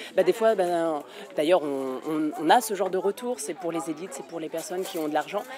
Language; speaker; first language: French; native; French